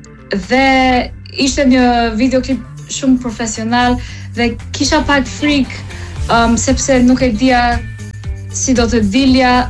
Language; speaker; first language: Albanian; early bilingual, heritage; English